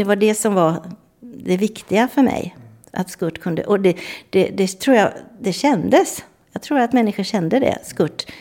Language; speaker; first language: Swedish; native; Swedish